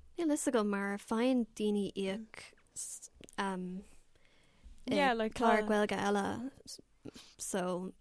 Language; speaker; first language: Irish; non-native, local second language; English